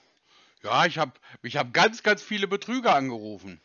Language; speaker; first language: German; native; German